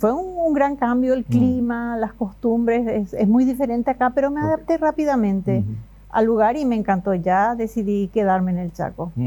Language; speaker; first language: Spanish; native; Spanish